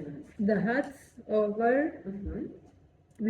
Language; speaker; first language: English; non-native, learner; Arabic